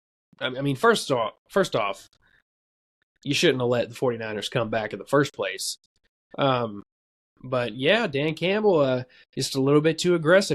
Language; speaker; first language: English; native; English